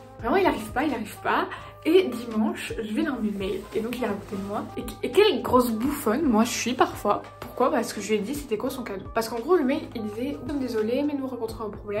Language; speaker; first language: French; native; French